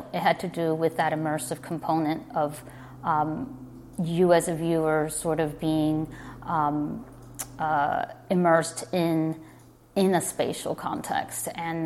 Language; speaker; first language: English; native; English